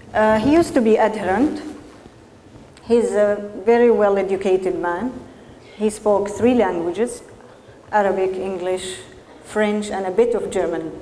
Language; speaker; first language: English; non-native, fluent; Arabic